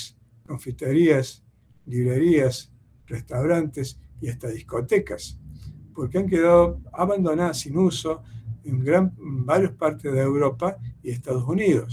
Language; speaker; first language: Spanish; native; Spanish